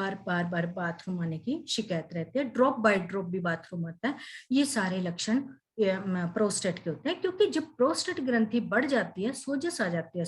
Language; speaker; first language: Hindi; native; Hindi